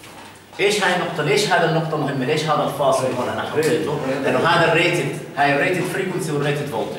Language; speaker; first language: Arabic; native; Arabic